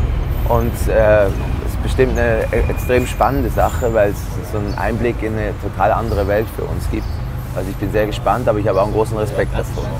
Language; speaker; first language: German; native; German